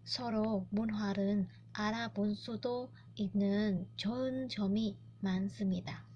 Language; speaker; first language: Korean; non-native, learner; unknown